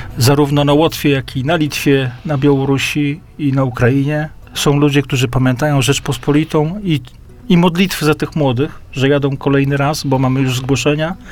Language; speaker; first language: Polish; native; Polish